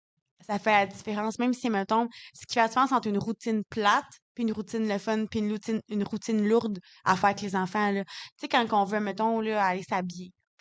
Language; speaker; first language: French; native; French